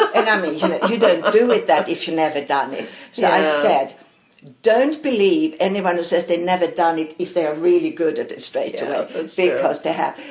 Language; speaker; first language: English; non-native, fluent; Swedish